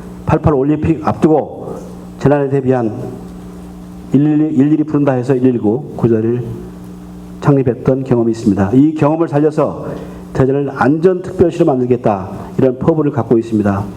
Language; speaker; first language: Korean; native; Korean